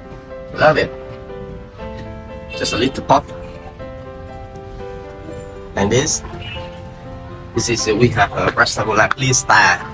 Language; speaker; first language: English; non-native, learner; Vietnamese